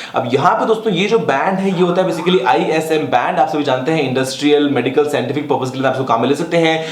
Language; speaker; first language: Hindi; native; Hindi